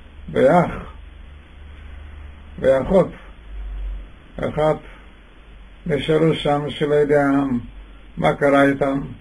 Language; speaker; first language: Hebrew; non-native, fluent; Yiddish